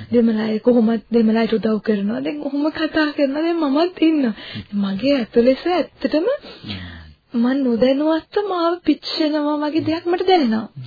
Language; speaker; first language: Sinhala; non-native, local second language; Tamil